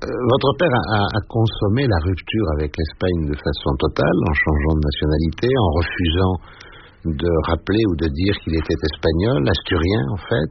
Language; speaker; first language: French; native; French